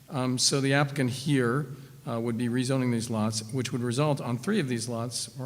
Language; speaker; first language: English; native; English